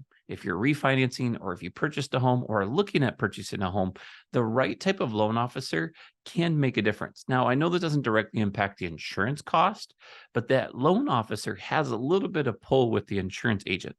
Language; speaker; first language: English; native; English